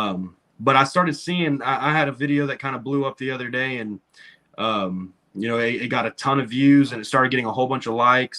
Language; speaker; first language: English; native; English